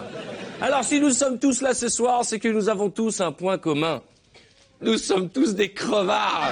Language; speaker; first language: French; native; French